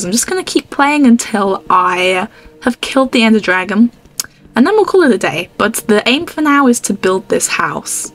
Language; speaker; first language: English; native; English